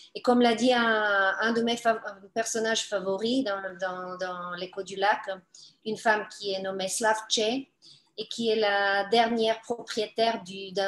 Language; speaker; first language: French; non-native, fluent; Bulgarian